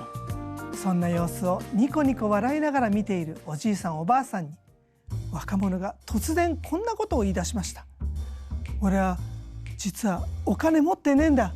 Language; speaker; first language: Japanese; native; Japanese